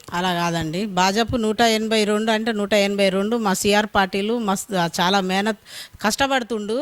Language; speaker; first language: Telugu; native; Telugu